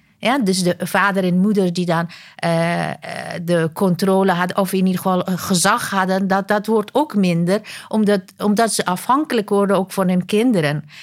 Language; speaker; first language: Dutch; non-native, fluent; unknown